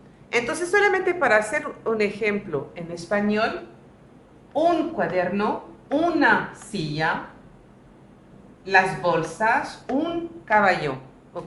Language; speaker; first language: Spanish; non-native, fluent; French